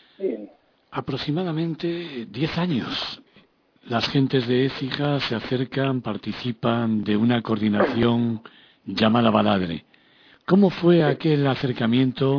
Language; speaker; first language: Spanish; native; Spanish